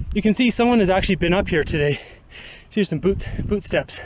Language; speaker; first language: English; native; English